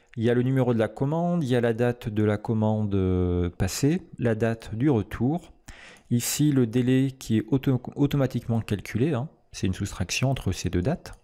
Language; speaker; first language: French; native; French